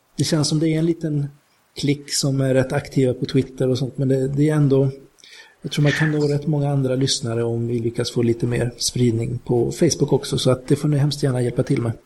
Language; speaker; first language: Swedish; native; Swedish